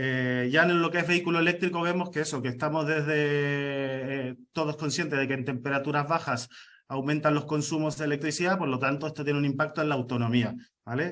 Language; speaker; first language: Spanish; native; Spanish